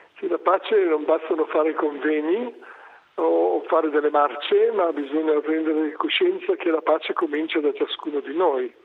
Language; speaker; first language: Italian; native; Italian